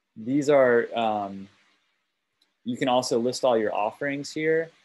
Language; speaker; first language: English; native; English